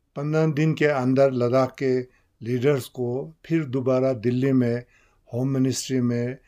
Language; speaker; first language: Hindi; non-native, local second language; Ladakhi